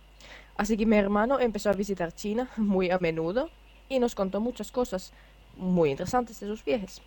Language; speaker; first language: Spanish; non-native, fluent; Finnish